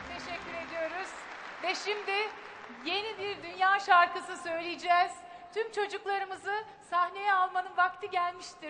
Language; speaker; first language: Turkish; native; Turkish